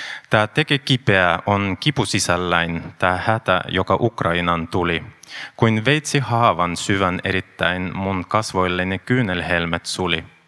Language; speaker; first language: Finnish; non-native, fluent; Russian